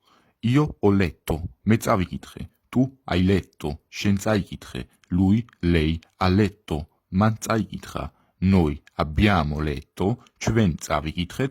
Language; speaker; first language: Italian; non-native, fluent; Georgian